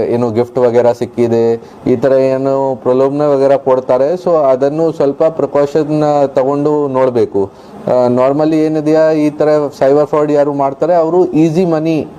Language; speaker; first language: Kannada; non-native, local second language; Hindi